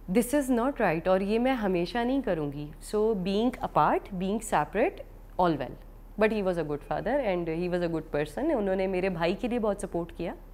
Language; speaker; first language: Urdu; native; Urdu